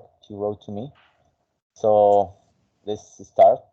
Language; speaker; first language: English; non-native, fluent; Spanish